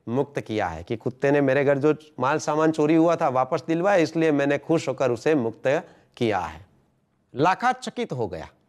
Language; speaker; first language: Hindi; non-native, local second language; Gujarati